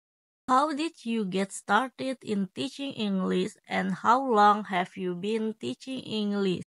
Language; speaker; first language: English; non-native, learner; Indonesian